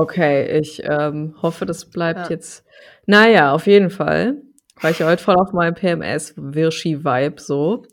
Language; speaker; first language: German; native; German